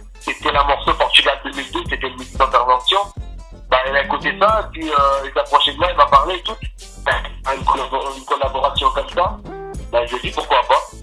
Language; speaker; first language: French; non-native, fluent; Portuguese